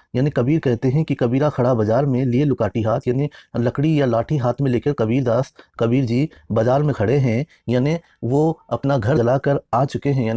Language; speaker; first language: Hindi; native; Hindi